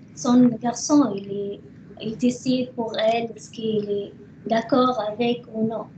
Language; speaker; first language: French; non-native, learner; Arabic